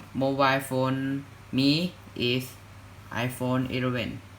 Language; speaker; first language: English; non-native, learner; Thai